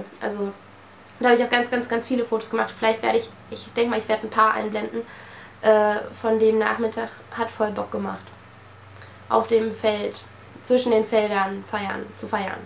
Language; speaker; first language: German; native; German